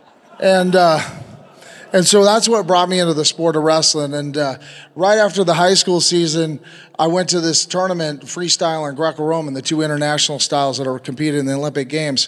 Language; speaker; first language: English; native; English